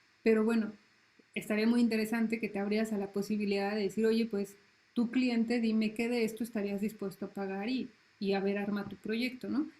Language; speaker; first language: Spanish; native; Spanish